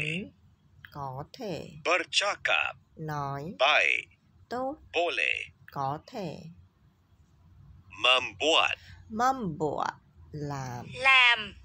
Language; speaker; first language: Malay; non-native, learner; Vietnamese